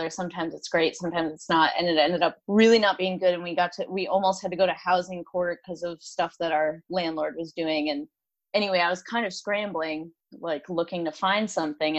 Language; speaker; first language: English; native; English